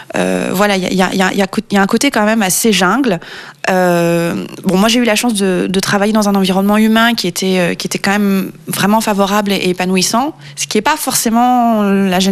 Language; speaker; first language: French; native; French